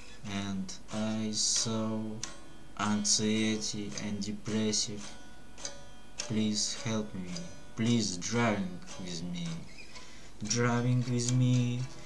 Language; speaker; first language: English; non-native, learner; Russian